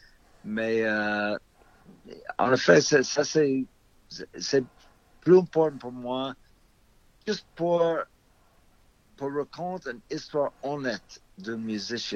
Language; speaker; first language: French; non-native, fluent; English